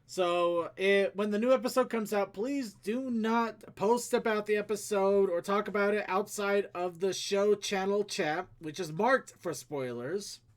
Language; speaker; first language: English; native; English